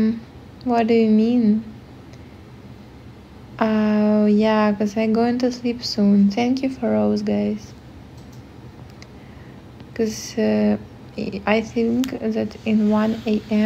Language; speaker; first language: English; non-native, learner; Ukrainian